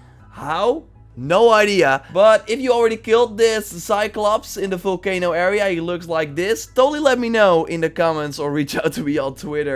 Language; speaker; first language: English; non-native, fluent; Dutch